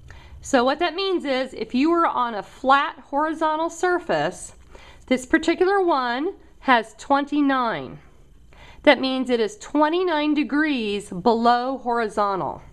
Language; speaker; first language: English; native; English